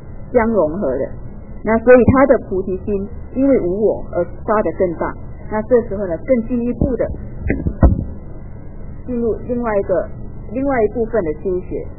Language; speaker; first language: Chinese; native; Chinese